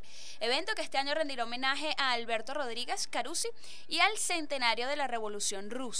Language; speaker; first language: Spanish; native; Spanish